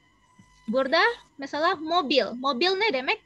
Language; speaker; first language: Turkish; non-native, fluent; Indonesian